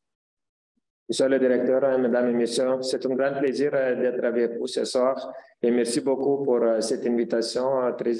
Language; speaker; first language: French; non-native, fluent; Lithuanian